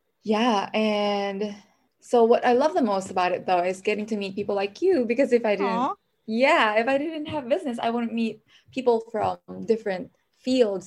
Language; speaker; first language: English; non-native, local second language; Filipino